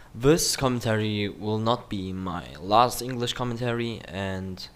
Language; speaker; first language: English; non-native, learner; German